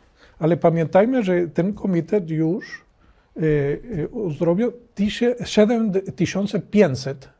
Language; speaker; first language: Polish; non-native, learner; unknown